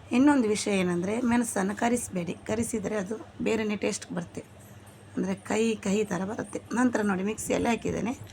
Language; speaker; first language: Kannada; non-native, local second language; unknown